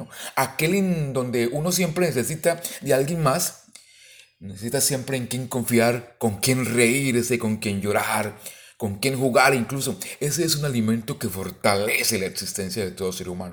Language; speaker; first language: Spanish; native; Spanish